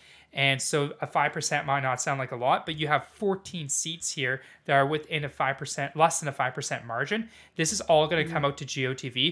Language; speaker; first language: English; native; English